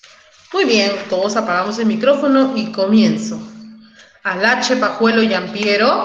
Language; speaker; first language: Spanish; native; Spanish